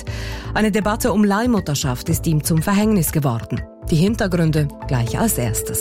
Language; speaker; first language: German; native; German